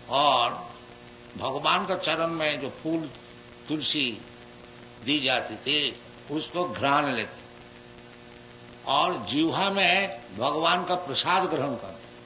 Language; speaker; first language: Hindi; non-native, local second language; Bangla